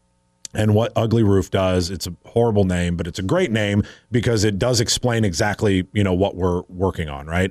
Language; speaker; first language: English; native; English